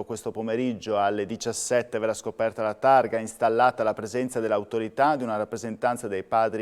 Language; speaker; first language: Italian; native; Italian